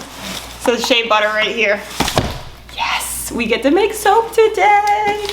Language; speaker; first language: English; native; English